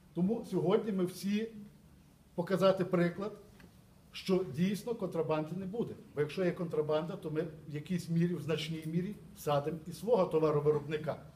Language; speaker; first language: Ukrainian; native; Ukrainian